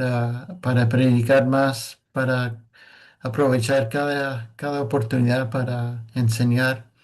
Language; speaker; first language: Spanish; non-native, fluent; English